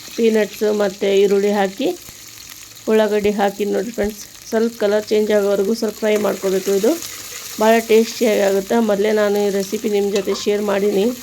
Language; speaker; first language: Kannada; non-native, local second language; Urdu